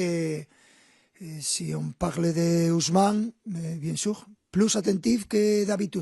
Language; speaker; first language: French; non-native, fluent; Spanish